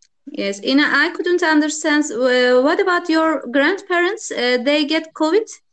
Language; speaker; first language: English; non-native, learner; Turkish